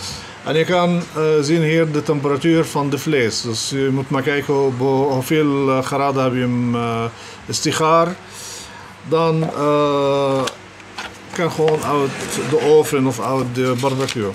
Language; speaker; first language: Dutch; non-native, learner; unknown